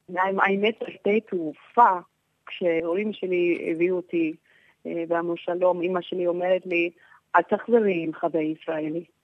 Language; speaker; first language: Hebrew; non-native, fluent; English